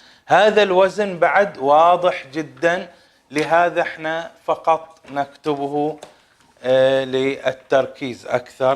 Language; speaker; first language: Arabic; native; Arabic